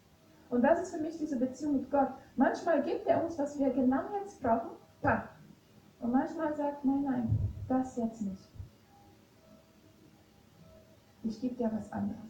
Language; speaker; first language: German; non-native, fluent; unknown